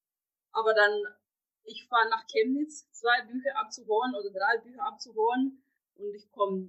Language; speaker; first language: German; non-native, fluent; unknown